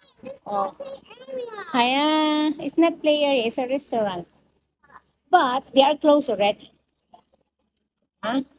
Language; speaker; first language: English; non-native, local second language; Filipino